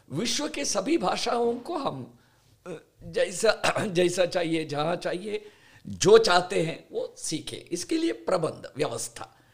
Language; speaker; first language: Hindi; non-native, local second language; Kannada